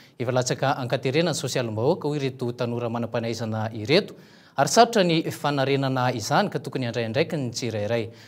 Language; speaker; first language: Malagasy; native; Malagasy